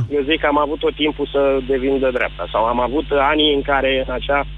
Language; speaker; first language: Romanian; native; Romanian